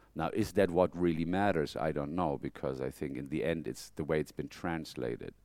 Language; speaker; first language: English; non-native, fluent; German